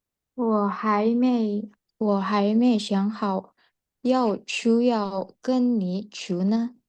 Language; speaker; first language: Chinese; non-native, learner; Indonesian